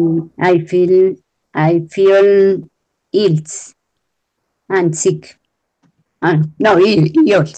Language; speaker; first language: English; non-native, learner; Spanish